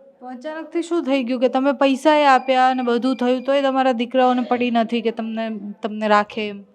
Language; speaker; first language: Gujarati; native; Gujarati